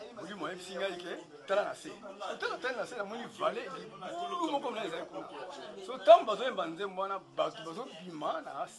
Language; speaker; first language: Lingala; non-native, local second language; Kongo